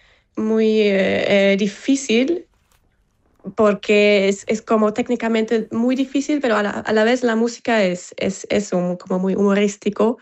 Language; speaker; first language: Spanish; non-native, fluent; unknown